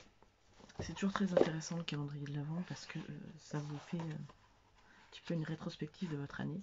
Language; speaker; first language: French; native; French